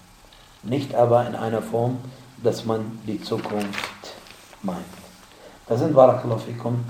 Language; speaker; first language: German; non-native, fluent; Arabic